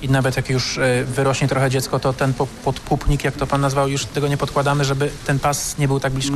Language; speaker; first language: Polish; native; Polish